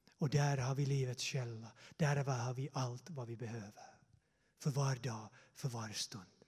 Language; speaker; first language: Swedish; non-native, fluent; Finnish